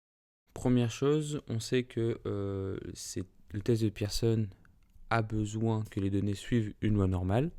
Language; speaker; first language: French; native; French